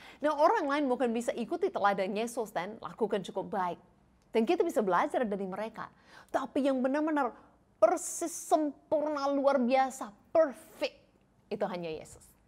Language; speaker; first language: Indonesian; non-native, fluent; English